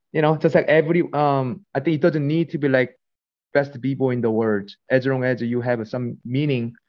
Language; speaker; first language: English; non-native, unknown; Korean